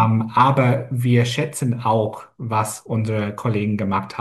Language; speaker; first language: German; non-native, fluent; English